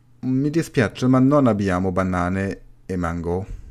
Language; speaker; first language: Italian; non-native, learner; German